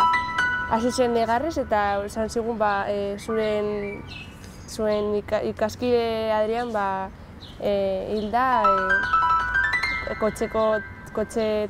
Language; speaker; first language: Basque; non-native, local second language; Spanish